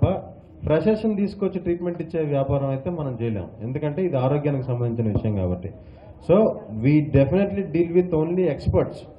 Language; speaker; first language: Telugu; native; Telugu